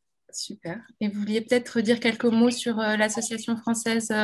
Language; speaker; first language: French; native; French